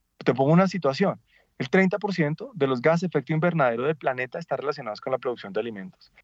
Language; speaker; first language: Spanish; native; Spanish